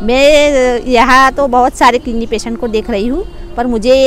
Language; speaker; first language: Hindi; non-native, local second language; Gujarati